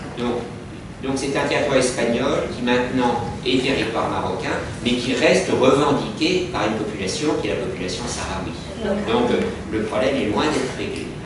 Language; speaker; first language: French; native; French